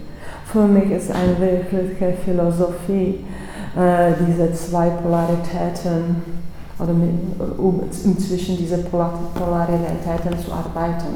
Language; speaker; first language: German; non-native, fluent; Czech